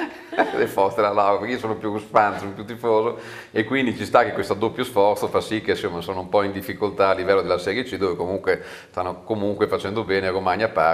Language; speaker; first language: Italian; native; Italian